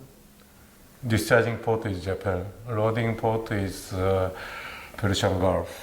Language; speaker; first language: English; non-native, learner; Japanese